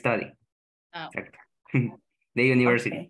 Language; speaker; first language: English; non-native, learner; Spanish